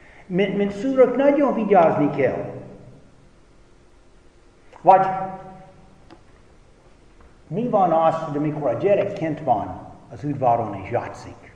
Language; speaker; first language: Hungarian; non-native, fluent; English